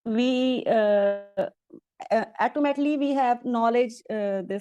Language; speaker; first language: English; non-native, learner; Punjabi